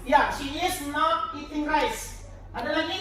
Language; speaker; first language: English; non-native, fluent; Indonesian